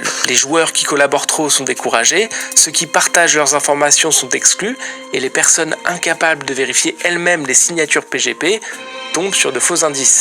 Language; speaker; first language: French; native; French